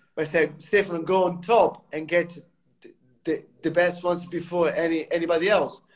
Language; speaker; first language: English; non-native, fluent; Italian